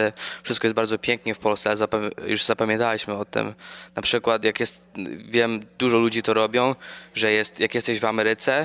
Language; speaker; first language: Polish; early bilingual, other home language; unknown